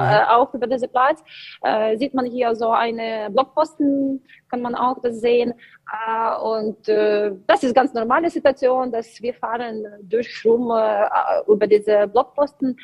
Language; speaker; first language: German; non-native, learner; Ukrainian